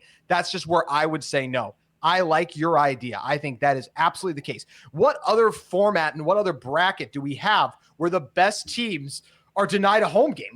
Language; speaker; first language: English; native; English